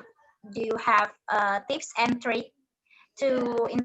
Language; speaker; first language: English; non-native, learner; Indonesian